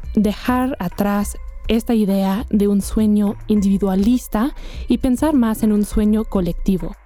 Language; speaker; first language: Spanish; non-native, fluent; English